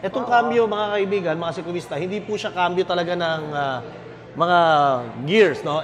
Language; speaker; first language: Filipino; native; Filipino